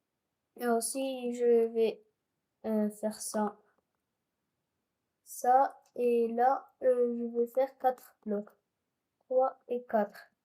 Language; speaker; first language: French; non-native, local second language; Arabic